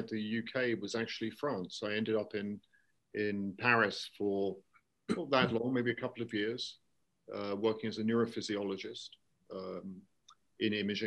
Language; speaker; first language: English; native; English